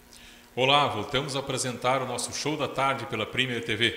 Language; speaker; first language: Portuguese; native; Portuguese